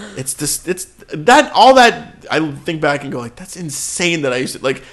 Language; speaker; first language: English; native; English